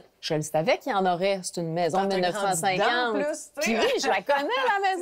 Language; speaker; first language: French; native; French